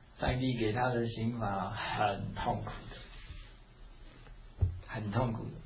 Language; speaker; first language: Chinese; native; Chinese